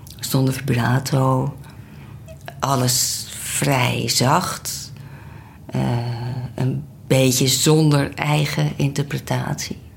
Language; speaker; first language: Dutch; native; Dutch